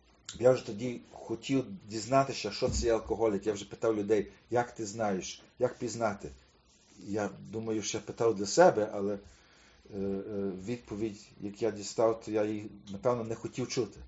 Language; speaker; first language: Ukrainian; early bilingual, heritage; Ukrainian